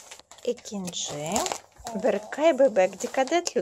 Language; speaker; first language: Turkish; non-native, learner; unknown